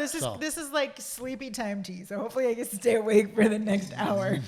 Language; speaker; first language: English; native; English